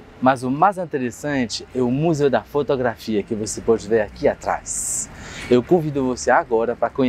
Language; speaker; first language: Portuguese; non-native, fluent; French